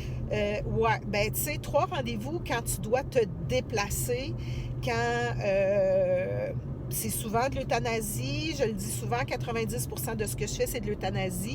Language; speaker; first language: French; native; French